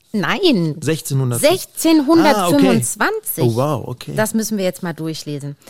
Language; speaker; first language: German; native; German